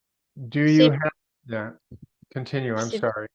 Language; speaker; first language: English; non-native, fluent; Vietnamese